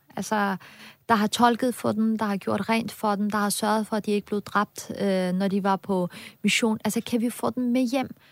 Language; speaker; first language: Danish; early bilingual, other home language; Turkish